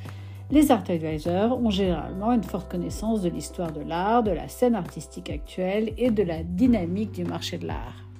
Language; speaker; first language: French; native; French